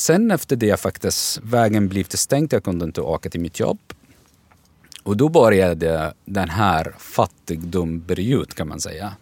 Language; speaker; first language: Swedish; non-native, learner; Arabic